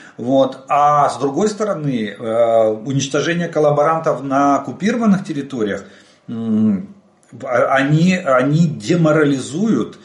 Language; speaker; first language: Russian; native; Russian